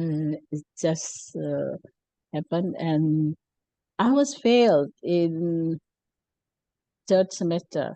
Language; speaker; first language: English; non-native, learner; Indonesian